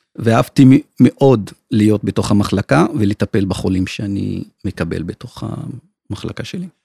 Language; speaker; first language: Hebrew; non-native, local second language; Arabic